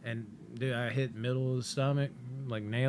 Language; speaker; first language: English; native; English